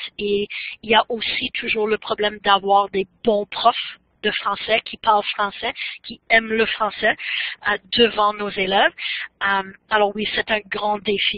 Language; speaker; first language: French; non-native, fluent; English